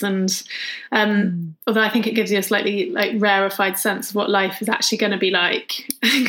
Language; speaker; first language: English; native; English